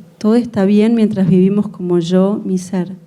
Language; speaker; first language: Spanish; native; Spanish